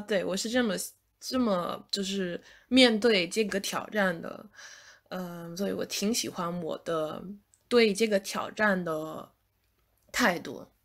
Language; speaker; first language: Chinese; non-native, fluent; English